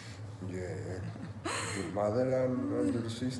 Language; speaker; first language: English; non-native, learner; Spanish